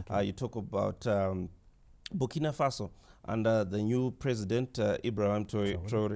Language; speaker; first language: English; non-native, local second language; Shona